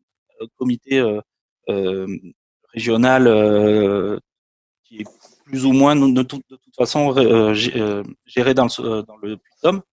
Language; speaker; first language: French; native; French